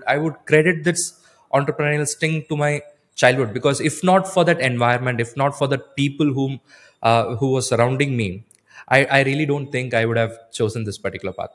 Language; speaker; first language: English; non-native, local second language; Tamil